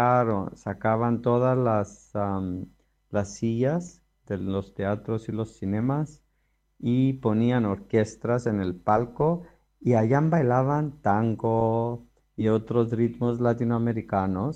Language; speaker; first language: Spanish; non-native, fluent; Greek